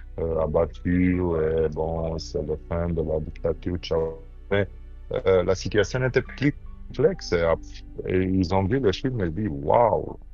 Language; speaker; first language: French; non-native, fluent; Romanian